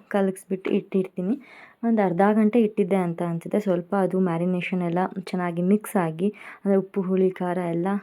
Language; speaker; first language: Kannada; non-native, local second language; Konkani